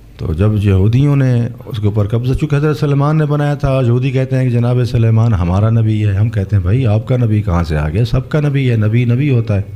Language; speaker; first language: Urdu; non-native, local second language; Saraiki